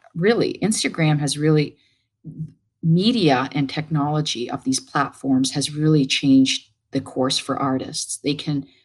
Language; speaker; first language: English; native; English